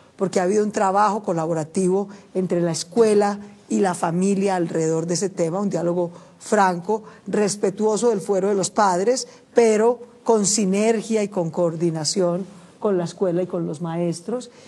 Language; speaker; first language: Spanish; native; Spanish